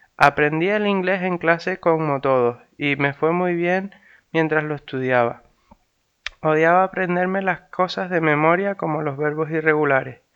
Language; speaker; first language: Spanish; early bilingual, other home language; Serbian